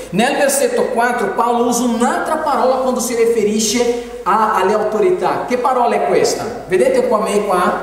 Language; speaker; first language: Italian; non-native, fluent; Portuguese